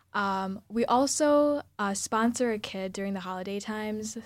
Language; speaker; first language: English; early bilingual, other home language; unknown